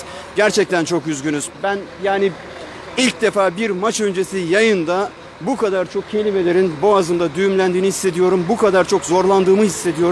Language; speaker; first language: Turkish; native; Turkish